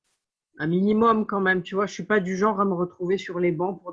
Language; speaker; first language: French; native; French